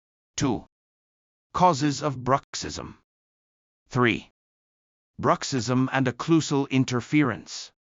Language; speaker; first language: English; non-native, fluent; Japanese